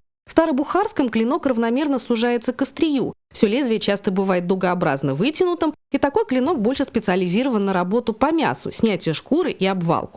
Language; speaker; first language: Russian; native; Russian